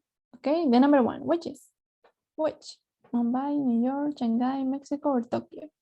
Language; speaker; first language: English; non-native, fluent; Spanish